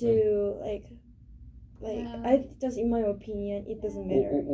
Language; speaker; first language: English; non-native, learner; Korean